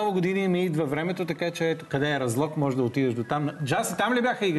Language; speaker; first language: Bulgarian; native; Bulgarian